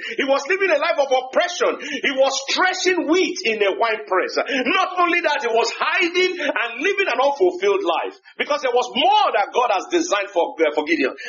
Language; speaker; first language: English; non-native, local second language; Yoruba